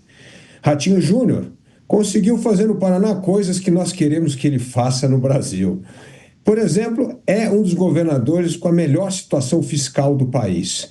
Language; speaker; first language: Portuguese; native; Portuguese